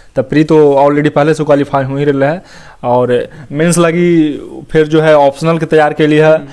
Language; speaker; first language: Hindi; native; Hindi